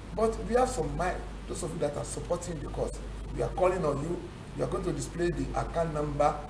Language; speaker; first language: English; non-native, local second language; Yoruba